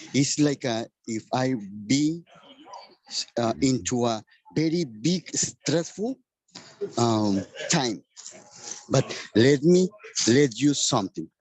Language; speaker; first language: English; non-native, learner; Spanish